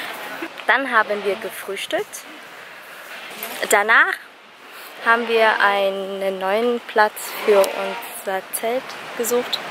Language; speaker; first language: German; non-native, fluent; Vietnamese